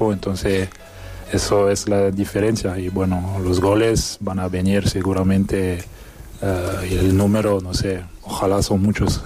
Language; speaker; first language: Spanish; non-native, fluent; French